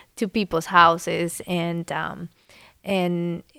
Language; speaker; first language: English; non-native, fluent; Spanish